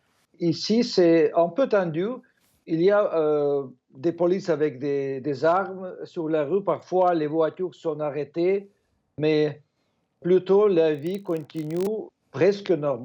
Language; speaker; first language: French; non-native, fluent; Ukrainian